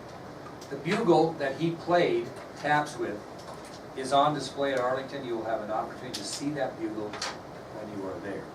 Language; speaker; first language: English; native; English